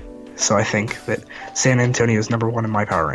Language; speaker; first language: English; native; English